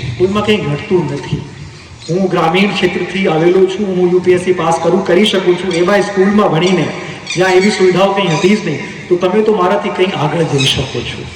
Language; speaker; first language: Gujarati; non-native, local second language; Hindi